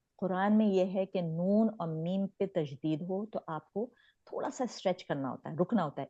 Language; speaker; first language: Urdu; native; Urdu